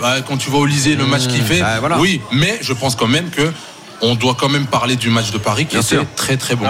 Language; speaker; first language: French; native; French